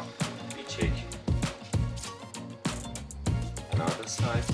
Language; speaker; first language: English; non-native, learner; Azerbaijani